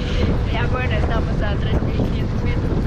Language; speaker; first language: Spanish; non-native, learner; German